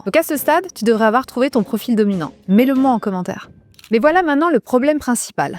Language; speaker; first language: French; native; French